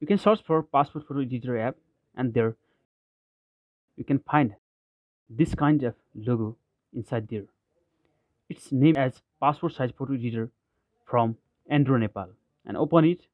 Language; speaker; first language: English; non-native, fluent; Nepali